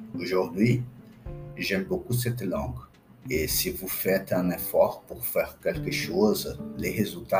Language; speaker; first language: French; non-native, learner; Portuguese